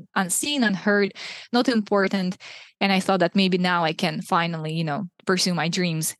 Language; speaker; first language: English; non-native, fluent; Russian